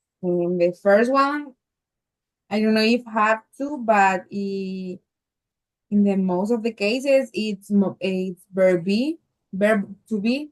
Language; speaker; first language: English; non-native, learner; Spanish